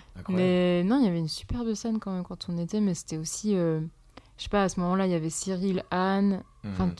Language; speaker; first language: French; native; French